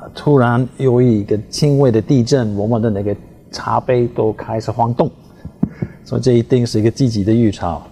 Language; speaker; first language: Chinese; non-native, fluent; Dutch